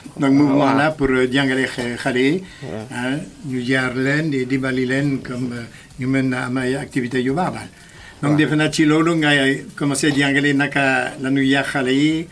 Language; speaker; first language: Wolof; non-native, fluent; French